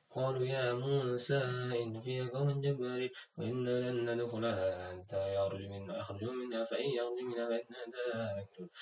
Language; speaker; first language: Arabic; non-native, learner; Indonesian